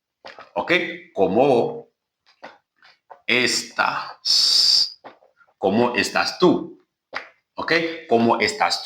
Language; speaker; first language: Spanish; non-native, learner; Haitian Creole